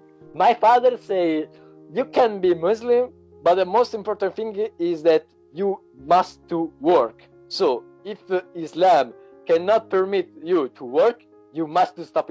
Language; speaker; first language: English; non-native, learner; Italian